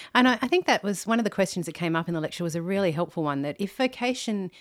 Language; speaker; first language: English; native; English